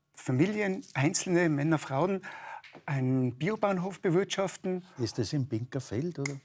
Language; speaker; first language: German; native; German